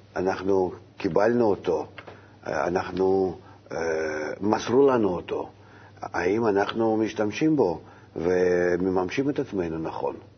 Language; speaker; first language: Hebrew; non-native, fluent; Russian